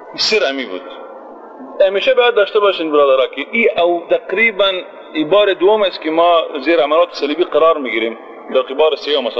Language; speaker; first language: Persian; native; Persian